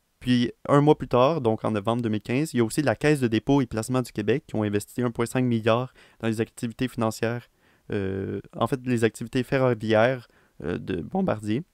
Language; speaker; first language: French; native; French